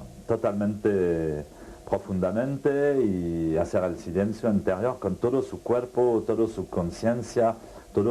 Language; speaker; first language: Spanish; non-native, fluent; French